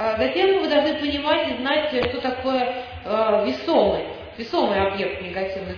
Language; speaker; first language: Russian; native; Russian